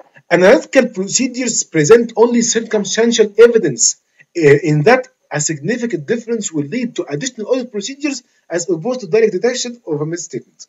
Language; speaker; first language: English; non-native, fluent; Arabic